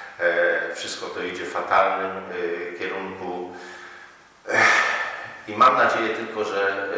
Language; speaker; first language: Polish; native; Polish